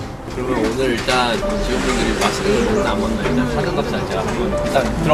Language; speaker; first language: Korean; native; Korean